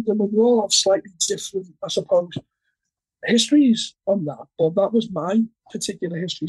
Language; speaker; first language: English; native; English